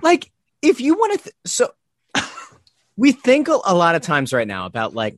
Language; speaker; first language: English; native; English